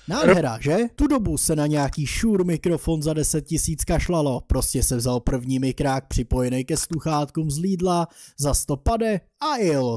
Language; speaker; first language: Czech; native; Czech